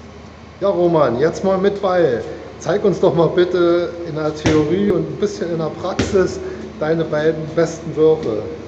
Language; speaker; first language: German; native; German